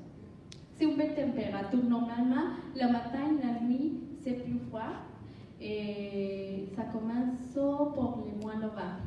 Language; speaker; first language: French; non-native, learner; Spanish